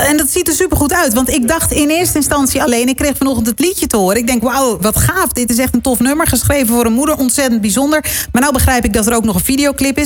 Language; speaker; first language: Dutch; native; Dutch